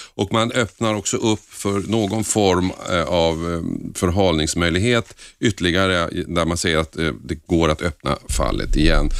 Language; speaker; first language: Swedish; native; Swedish